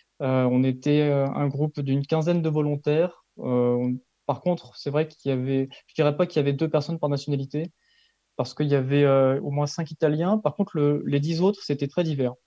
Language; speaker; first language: French; native; French